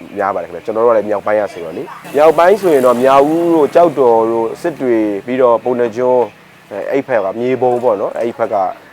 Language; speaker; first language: Burmese; native; Burmese